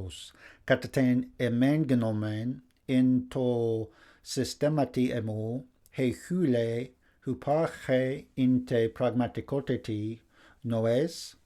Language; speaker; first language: Greek; non-native, fluent; English